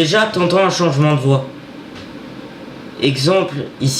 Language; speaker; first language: French; native; French